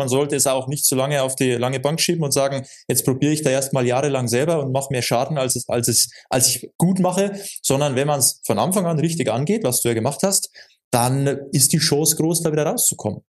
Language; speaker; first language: German; native; German